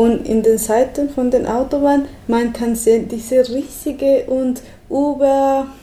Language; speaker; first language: German; non-native, learner; Spanish